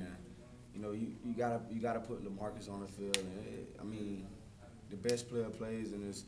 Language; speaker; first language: English; native; English